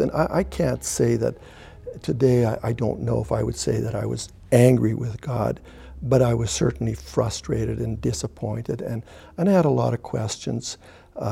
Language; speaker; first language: English; early bilingual, other home language; German